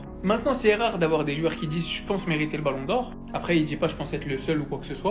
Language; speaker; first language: French; native; French